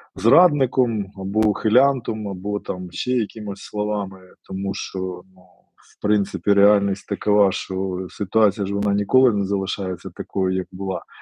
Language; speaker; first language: Ukrainian; non-native, local second language; Russian